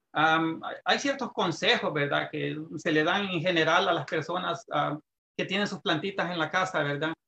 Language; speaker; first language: Spanish; native; Spanish